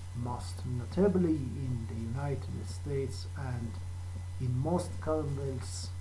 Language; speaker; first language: English; non-native, fluent; Persian